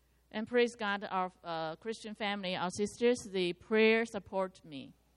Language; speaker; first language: English; non-native, learner; Chinese